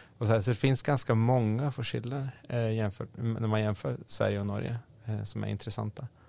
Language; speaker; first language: Swedish; native; Swedish